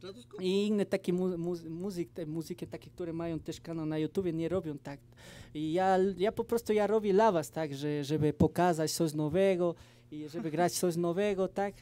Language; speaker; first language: Polish; non-native, fluent; Spanish